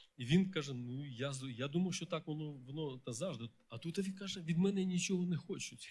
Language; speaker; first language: Ukrainian; non-native, local second language; Russian